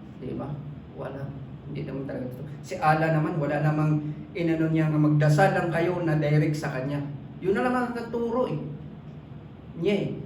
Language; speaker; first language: Filipino; non-native, local second language; Cebuano